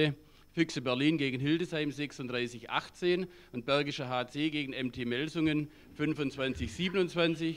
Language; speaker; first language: German; native; German